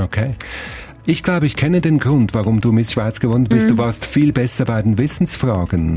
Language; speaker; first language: German; native; German